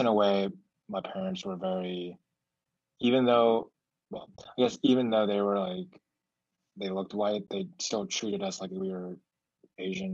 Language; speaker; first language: English; early bilingual, other home language; Chinese